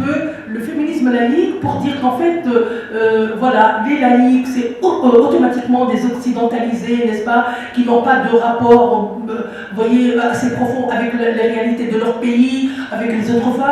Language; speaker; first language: French; non-native, local second language; Arabic